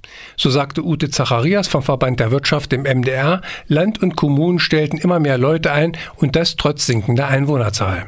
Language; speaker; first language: German; native; German